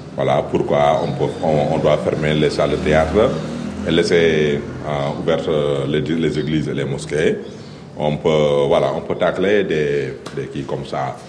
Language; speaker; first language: French; non-native, local second language; Wolof